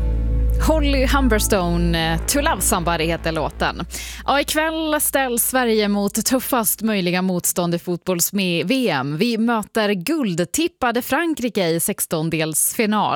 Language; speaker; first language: Swedish; native; Swedish